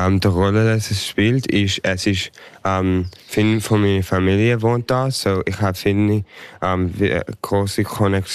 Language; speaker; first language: German; early bilingual, heritage; English